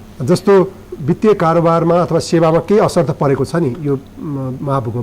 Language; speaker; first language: Nepali; native; Nepali